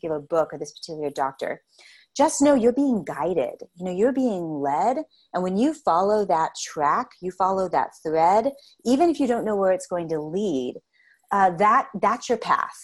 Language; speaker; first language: English; native; English